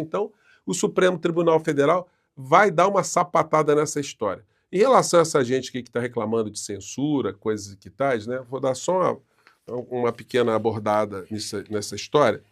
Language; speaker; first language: Portuguese; native; Portuguese